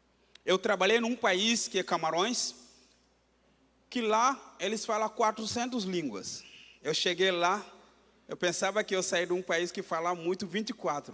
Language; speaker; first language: Portuguese; non-native, fluent; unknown